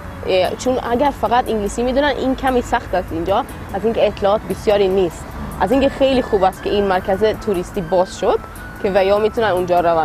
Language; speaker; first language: Persian; non-native, learner; Swedish